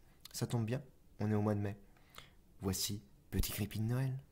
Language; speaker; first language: French; native; French